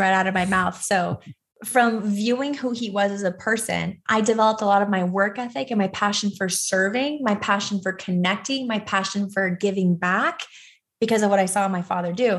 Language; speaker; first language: English; native; English